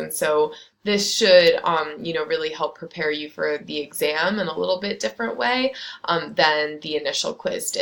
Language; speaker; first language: English; native; English